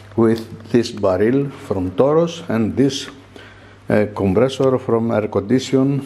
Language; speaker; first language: English; non-native, learner; Greek